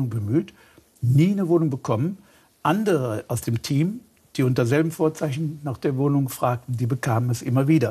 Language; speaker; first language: German; native; German